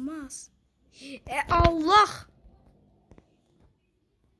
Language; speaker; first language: Turkish; early bilingual, heritage; Turkish